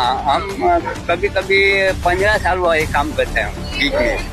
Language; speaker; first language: Hindi; non-native, local second language; Konkani